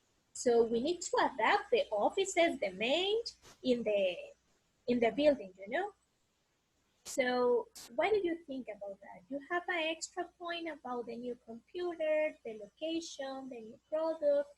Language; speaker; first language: English; non-native, learner; Spanish